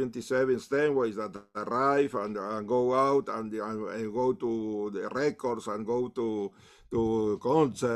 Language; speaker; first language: English; non-native, learner; Spanish